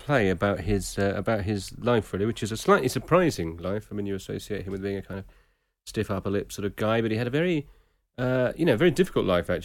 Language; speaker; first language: English; native; English